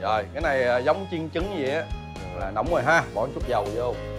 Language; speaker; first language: Vietnamese; early bilingual, heritage; Vietnamese